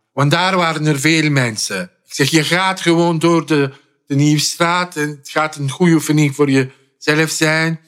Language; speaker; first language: Dutch; non-native, fluent; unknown